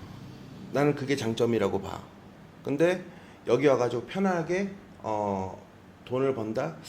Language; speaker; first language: Korean; native; Korean